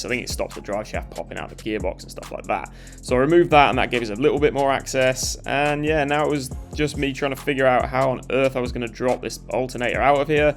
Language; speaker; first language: English; native; English